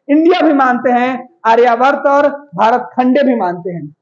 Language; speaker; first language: Hindi; native; Hindi